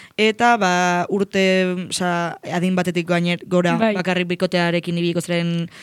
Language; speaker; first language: Basque; non-native, local second language; Spanish